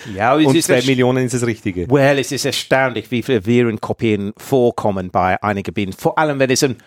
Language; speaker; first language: German; non-native, fluent; English